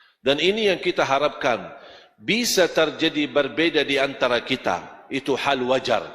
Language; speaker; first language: Malay; non-native, fluent; Arabic